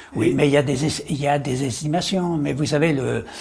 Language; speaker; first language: French; native; French